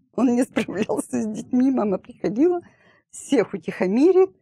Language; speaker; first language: Russian; native; Russian